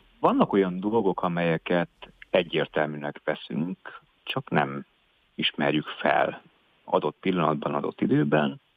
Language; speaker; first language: Hungarian; native; Hungarian